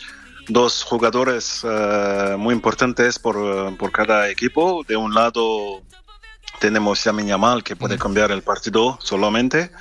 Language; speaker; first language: Spanish; non-native, learner; French